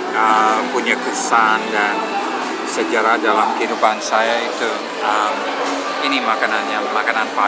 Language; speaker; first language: Indonesian; non-native, fluent; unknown